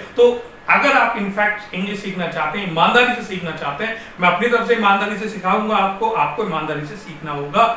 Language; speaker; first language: Hindi; native; Hindi